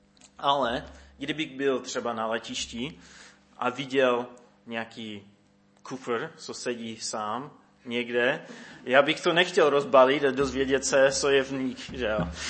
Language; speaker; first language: Czech; non-native, fluent; English